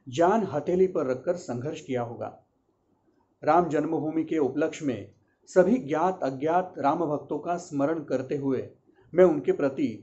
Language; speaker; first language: Hindi; non-native, local second language; Marathi